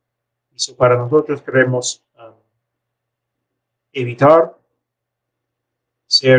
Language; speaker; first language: Spanish; non-native, learner; English